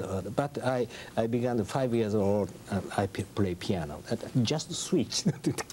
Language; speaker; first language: English; non-native, learner; Japanese